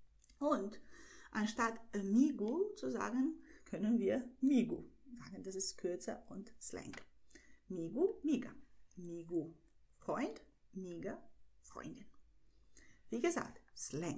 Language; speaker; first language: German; non-native, fluent; Portuguese